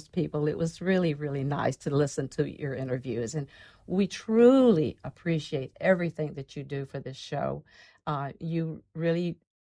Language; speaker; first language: English; native; English